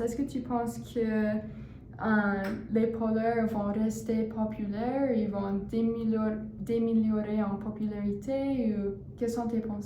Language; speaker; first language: French; non-native, learner; English